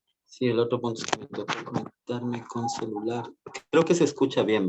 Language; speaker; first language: Spanish; native; Spanish